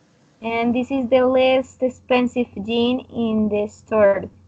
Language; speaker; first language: English; non-native, learner; Spanish